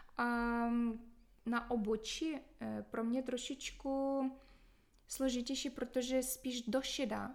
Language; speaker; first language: Czech; non-native, fluent; Russian